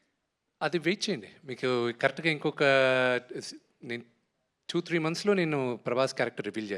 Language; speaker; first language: Telugu; native; Telugu